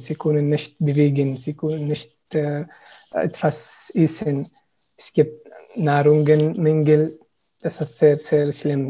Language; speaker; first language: German; non-native, learner; Arabic